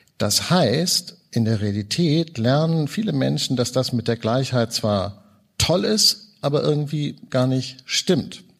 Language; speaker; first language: German; native; German